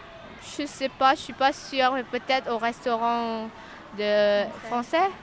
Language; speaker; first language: French; non-native, learner; Lao